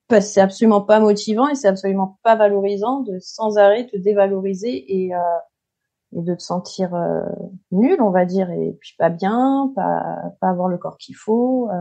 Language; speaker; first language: French; native; French